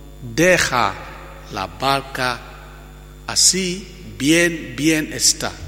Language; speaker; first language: Spanish; non-native, fluent; Italian